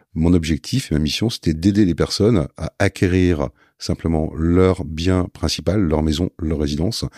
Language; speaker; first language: French; native; French